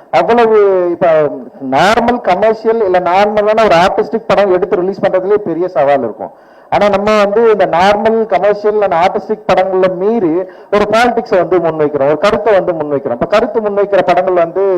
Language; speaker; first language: Tamil; native; Tamil